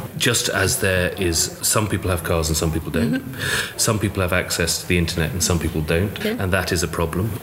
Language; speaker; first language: English; native; English